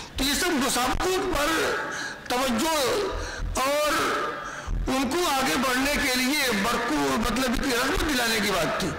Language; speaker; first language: Urdu; native; Urdu